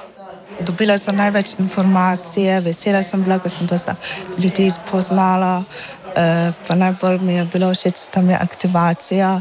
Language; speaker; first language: Slovenian; non-native, local second language; Romany